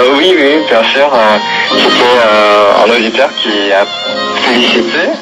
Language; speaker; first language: French; non-native, learner; Korean